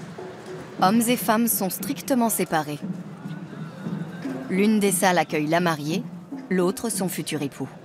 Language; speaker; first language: French; native; French